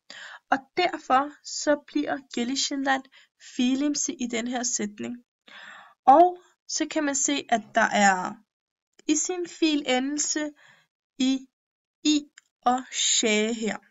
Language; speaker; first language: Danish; early bilingual, other home language; Turkish